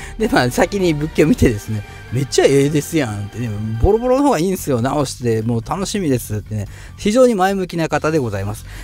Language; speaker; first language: Japanese; native; Japanese